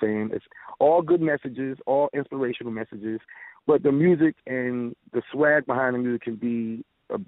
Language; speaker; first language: English; native; English